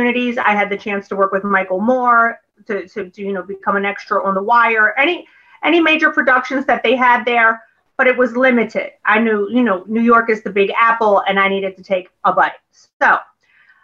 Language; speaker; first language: English; native; English